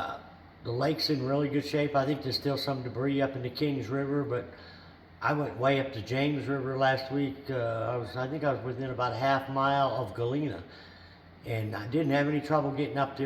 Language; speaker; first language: English; native; English